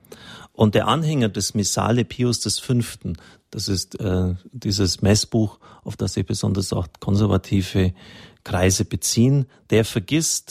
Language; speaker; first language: German; native; German